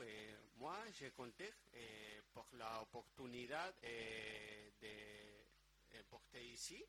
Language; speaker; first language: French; non-native, learner; Spanish